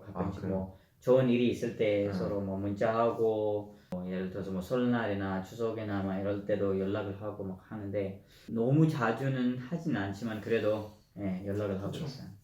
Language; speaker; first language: Korean; non-native, fluent; Urdu